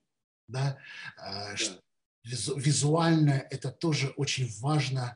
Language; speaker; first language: Russian; native; Russian